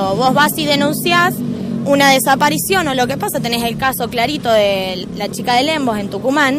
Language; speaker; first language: Spanish; native; Spanish